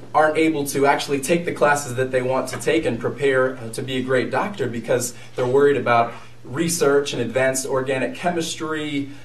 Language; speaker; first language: English; native; English